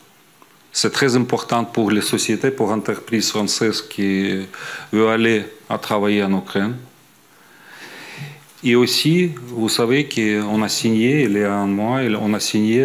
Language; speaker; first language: French; non-native, fluent; Ukrainian